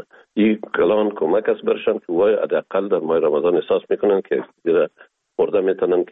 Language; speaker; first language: Persian; native; Persian